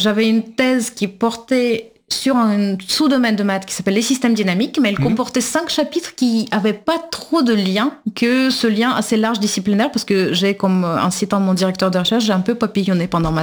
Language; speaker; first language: French; non-native, fluent; Russian